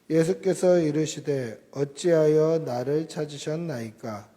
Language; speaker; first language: Korean; native; Korean